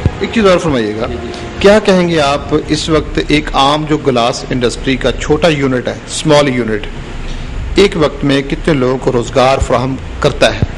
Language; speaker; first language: Urdu; native; Urdu